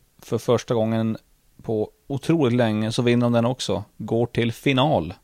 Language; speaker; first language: Swedish; native; Swedish